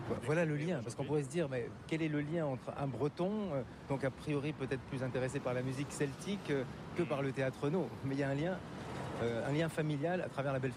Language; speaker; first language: French; native; French